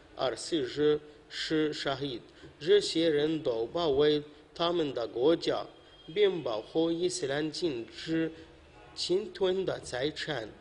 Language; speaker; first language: Chinese; non-native, learner; Arabic